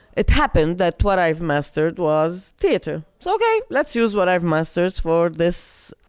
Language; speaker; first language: English; non-native, fluent; Arabic